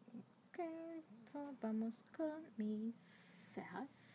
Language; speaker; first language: Spanish; early bilingual, heritage; Spanish